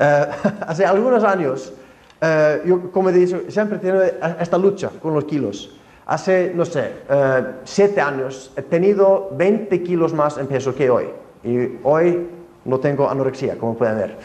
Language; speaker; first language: Spanish; non-native, fluent; Icelandic